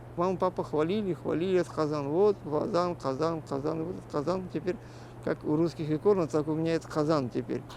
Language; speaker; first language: Russian; non-native, local second language; Crimean Tatar